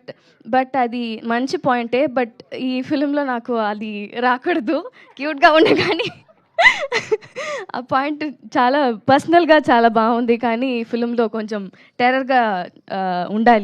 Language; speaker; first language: Telugu; non-native, learner; Tamil